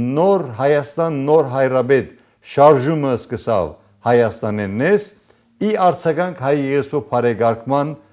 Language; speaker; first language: Armenian; native; Armenian